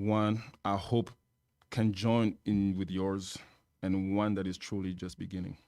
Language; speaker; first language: English; non-native, fluent; French